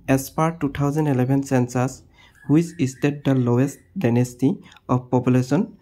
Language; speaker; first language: English; non-native, local second language; Assamese